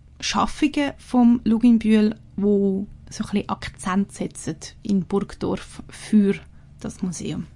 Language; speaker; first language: German; native; German